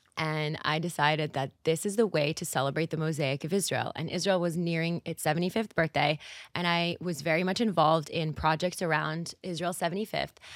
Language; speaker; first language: English; native; English